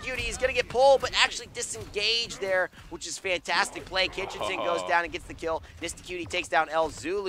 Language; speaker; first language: English; native; English